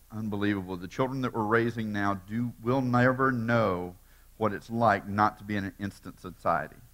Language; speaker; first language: English; native; English